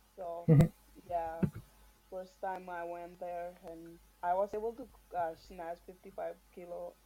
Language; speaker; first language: English; non-native, fluent; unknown